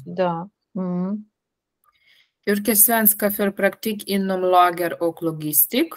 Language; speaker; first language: Swedish; non-native, learner; Russian